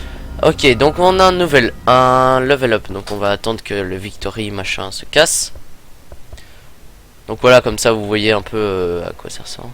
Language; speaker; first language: French; native; French